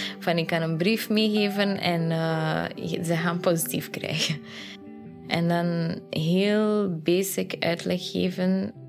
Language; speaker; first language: Dutch; non-native, fluent; Persian